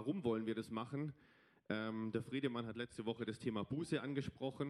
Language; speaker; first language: German; native; German